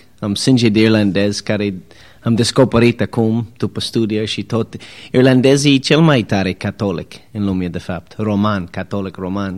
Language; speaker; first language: Romanian; non-native, learner; English